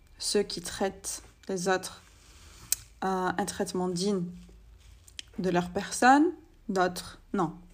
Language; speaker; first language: French; non-native, local second language; Arabic